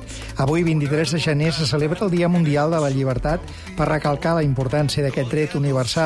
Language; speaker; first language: Catalan; native; Catalan